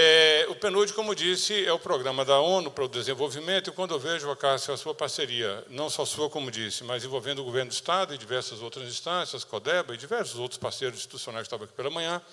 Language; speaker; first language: Portuguese; native; Portuguese